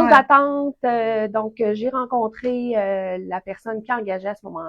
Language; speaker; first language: French; native; French